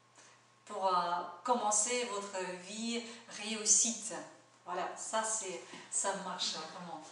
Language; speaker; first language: French; non-native, fluent; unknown